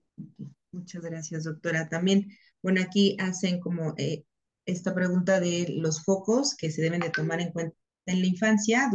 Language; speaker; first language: Spanish; native; Spanish